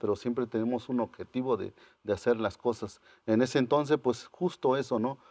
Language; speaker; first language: Spanish; non-native, local second language; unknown